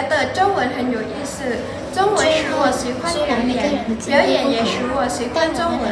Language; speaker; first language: Chinese; non-native, learner; Thai